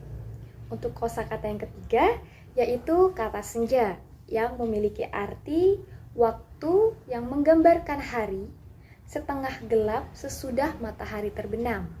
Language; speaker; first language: Indonesian; native; Indonesian